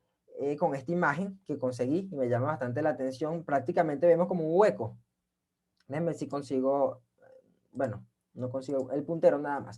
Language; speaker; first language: Spanish; native; Spanish